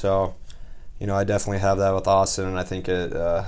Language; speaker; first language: English; native; English